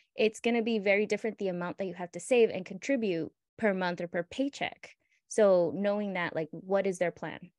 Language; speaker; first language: English; native; English